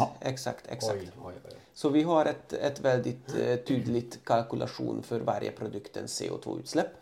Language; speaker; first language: Swedish; non-native, fluent; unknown